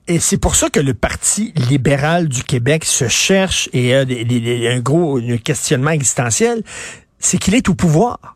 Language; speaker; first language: French; native; French